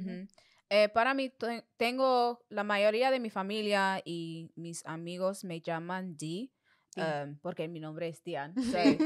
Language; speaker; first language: Spanish; non-native, learner; English